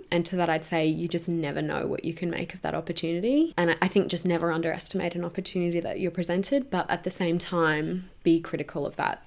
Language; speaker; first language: English; native; English